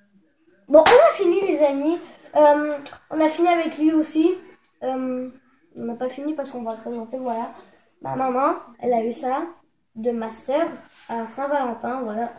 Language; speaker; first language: French; native; French